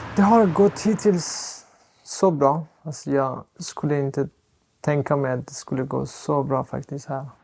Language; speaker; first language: Swedish; non-native, fluent; Persian